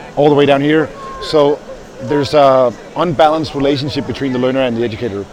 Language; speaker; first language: English; non-native, fluent; Danish